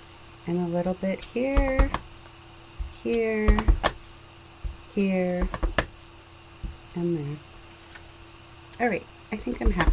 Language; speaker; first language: English; native; English